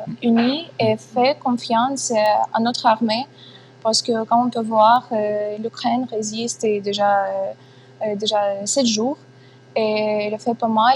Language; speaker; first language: French; non-native, fluent; Ukrainian